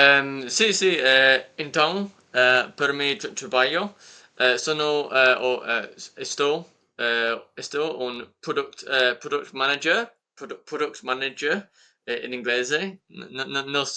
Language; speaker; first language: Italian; non-native, learner; English